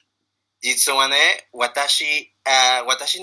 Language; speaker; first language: Japanese; non-native, learner; Spanish